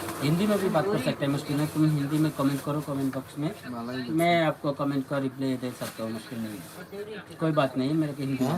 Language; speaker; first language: Hindi; non-native, learner; Bangla